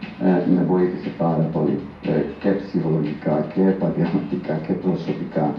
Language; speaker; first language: Greek; non-native, fluent; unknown